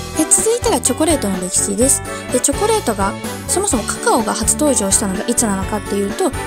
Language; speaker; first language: Japanese; native; Japanese